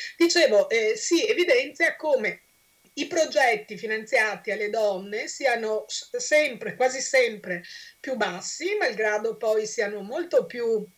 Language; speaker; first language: Italian; native; Italian